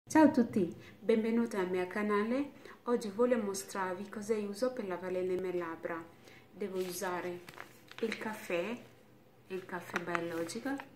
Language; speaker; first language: Italian; non-native, learner; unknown